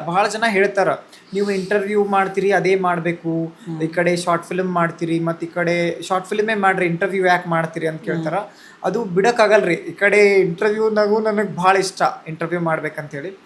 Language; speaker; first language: Kannada; native; Kannada